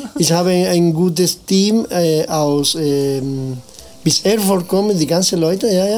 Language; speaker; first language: German; non-native, fluent; Spanish